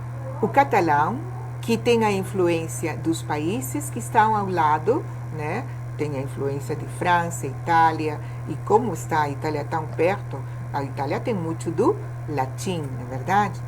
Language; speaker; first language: Portuguese; non-native, fluent; Spanish